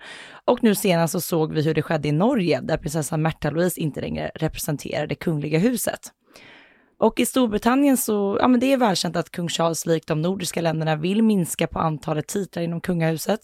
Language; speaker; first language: Swedish; native; Swedish